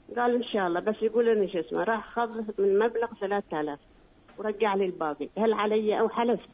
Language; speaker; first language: Arabic; native; Arabic